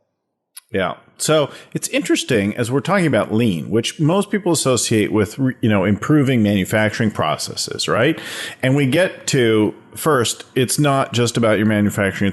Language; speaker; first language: English; native; English